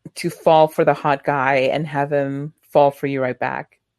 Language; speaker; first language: English; early bilingual, other home language; Spanish